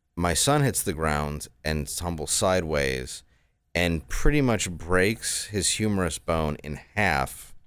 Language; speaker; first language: English; native; English